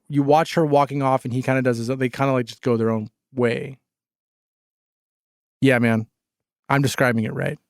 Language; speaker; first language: English; native; English